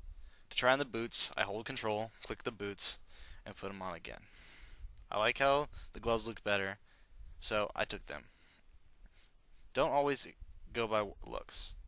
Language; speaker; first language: English; native; English